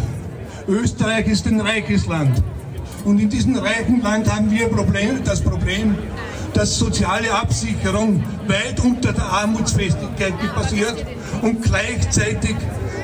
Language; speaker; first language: German; native; German